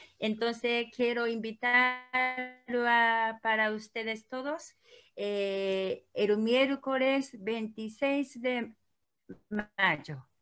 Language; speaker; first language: Spanish; non-native, learner; Korean